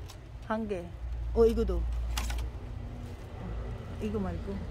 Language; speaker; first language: Korean; non-native, learner; Filipino